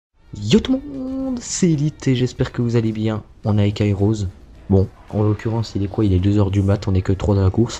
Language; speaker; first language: French; native; French